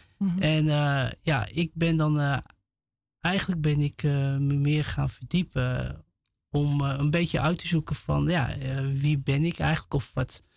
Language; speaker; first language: Dutch; native; Dutch